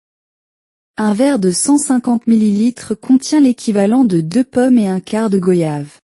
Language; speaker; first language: French; non-native, learner; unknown